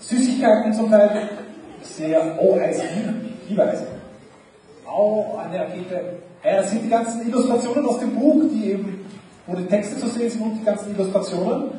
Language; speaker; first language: German; native; German